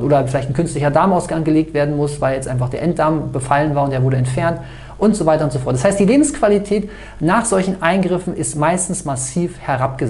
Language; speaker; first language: German; native; German